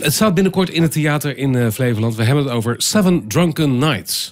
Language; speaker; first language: Dutch; native; Dutch